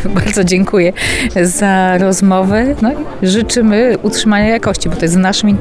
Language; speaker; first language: Polish; native; Polish